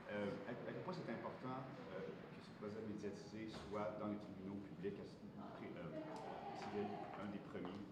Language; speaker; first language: French; native; French